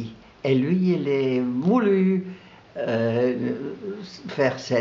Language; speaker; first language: French; non-native, local second language; German